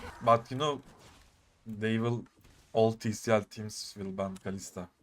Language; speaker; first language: English; non-native, learner; Turkish